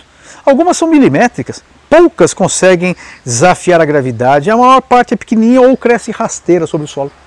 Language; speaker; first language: Portuguese; native; Portuguese